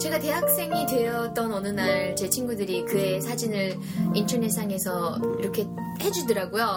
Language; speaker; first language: Korean; native; Korean